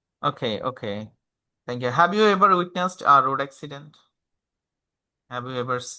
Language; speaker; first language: English; non-native, local second language; Bangla